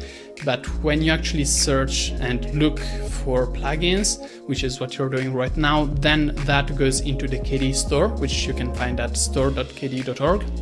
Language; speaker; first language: English; non-native, fluent; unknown